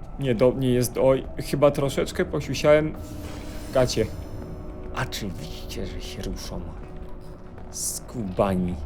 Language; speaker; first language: Polish; native; Polish